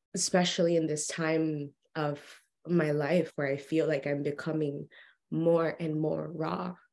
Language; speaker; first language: English; early bilingual, other home language; Spanish